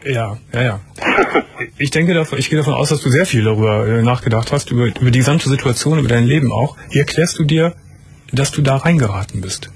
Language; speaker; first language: German; native; German